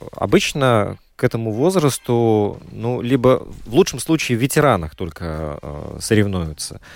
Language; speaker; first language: Russian; native; Russian